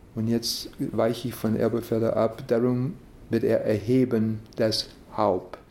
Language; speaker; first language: German; non-native, fluent; English